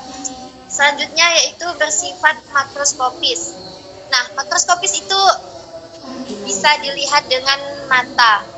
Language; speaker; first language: Indonesian; native; Indonesian